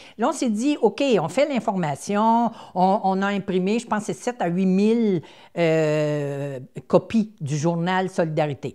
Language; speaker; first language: French; native; French